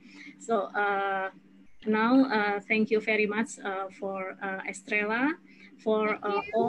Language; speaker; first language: English; non-native, fluent; Indonesian